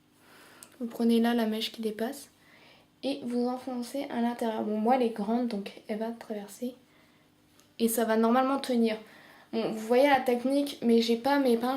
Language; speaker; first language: French; native; French